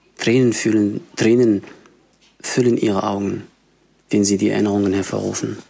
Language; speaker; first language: German; non-native, fluent; Arabic